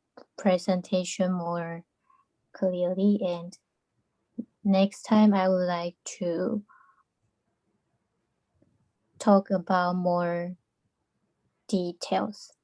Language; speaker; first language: English; non-native, learner; Chinese